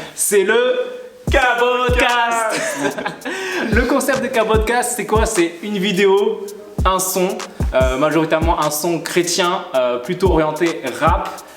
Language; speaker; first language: French; early bilingual, other home language; Malagasy